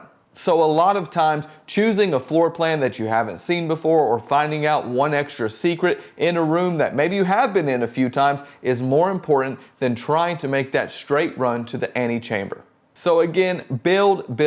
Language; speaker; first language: English; native; English